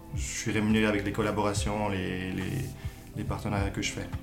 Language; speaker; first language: French; native; French